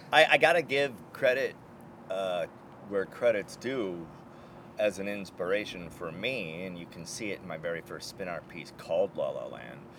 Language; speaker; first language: English; native; English